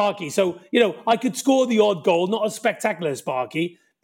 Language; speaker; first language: English; native; English